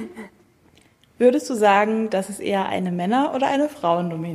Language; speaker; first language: German; native; German